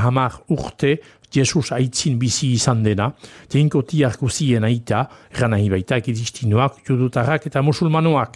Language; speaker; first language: Basque; native; Basque